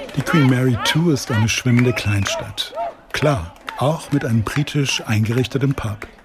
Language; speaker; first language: German; native; German